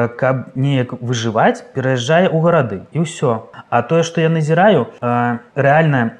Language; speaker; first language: Belarusian; native; Belarusian